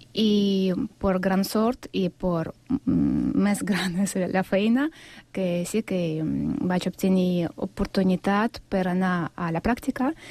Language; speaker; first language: Catalan; non-native, fluent; Russian